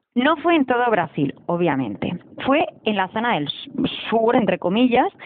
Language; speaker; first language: Spanish; native; Spanish